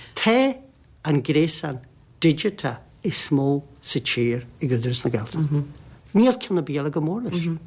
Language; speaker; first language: Irish; native; Irish